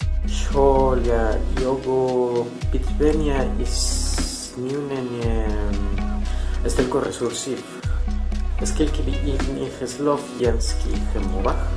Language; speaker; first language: Ukrainian; non-native, learner; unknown